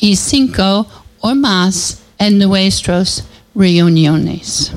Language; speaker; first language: Spanish; non-native, learner; English